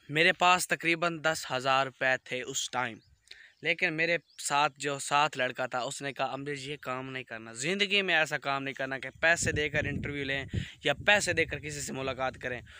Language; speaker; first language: Urdu; non-native, local second language; Punjabi